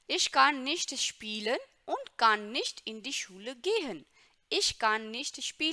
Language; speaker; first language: German; non-native, fluent; Hindi